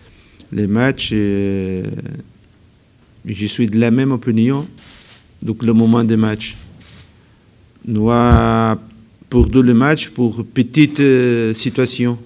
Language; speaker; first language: French; non-native, learner; Portuguese